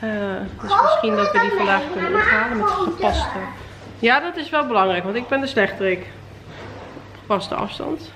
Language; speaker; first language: Dutch; native; Dutch